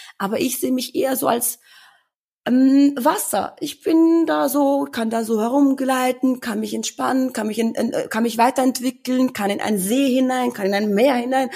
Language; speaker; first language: German; early bilingual, other home language; Albanian